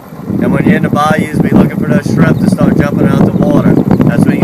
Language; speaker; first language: English; native; English